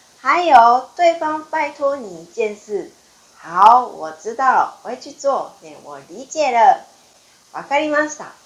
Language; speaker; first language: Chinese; non-native, fluent; Japanese